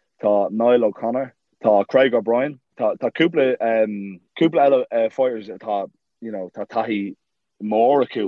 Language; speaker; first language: Irish; non-native, local second language; English